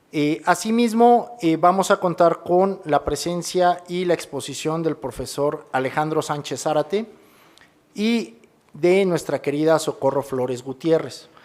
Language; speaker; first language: Spanish; native; Spanish